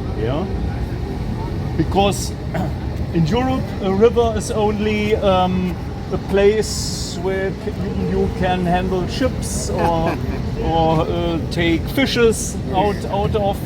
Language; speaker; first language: English; non-native, learner; German